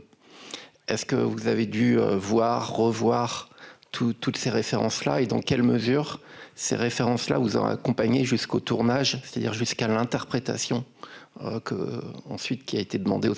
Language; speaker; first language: French; native; French